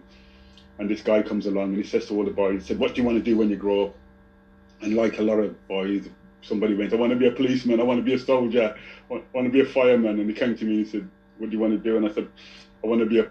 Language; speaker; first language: English; native; English